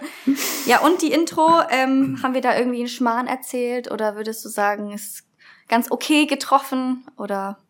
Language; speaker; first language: German; native; German